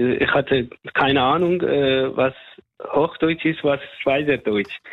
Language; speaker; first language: German; non-native, fluent; Persian